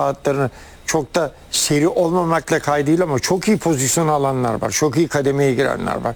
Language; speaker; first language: Turkish; native; Turkish